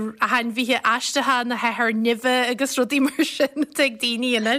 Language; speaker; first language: Irish; native; Irish